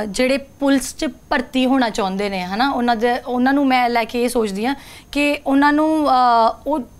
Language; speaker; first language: Punjabi; native; Punjabi